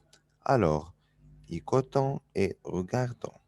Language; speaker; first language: French; non-native, fluent; Arabic